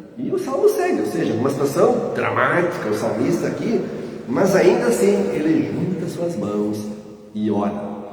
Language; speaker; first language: Portuguese; native; Portuguese